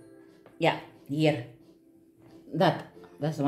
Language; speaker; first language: Dutch; non-native, learner; Filipino